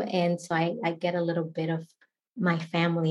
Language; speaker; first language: English; non-native, fluent; Spanish